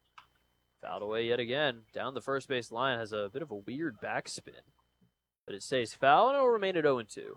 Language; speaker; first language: English; native; English